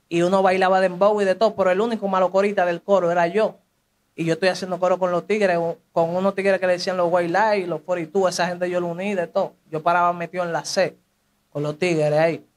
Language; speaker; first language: Spanish; native; Spanish